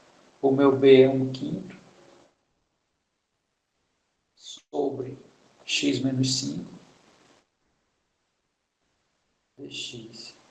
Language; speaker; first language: Portuguese; native; Portuguese